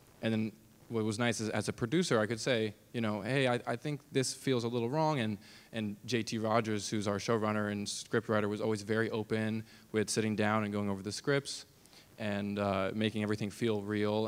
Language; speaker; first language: English; native; English